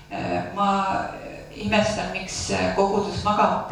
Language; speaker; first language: Finnish; non-native, learner; Estonian